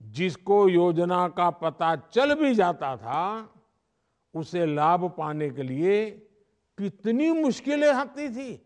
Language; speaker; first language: Hindi; non-native, local second language; Gujarati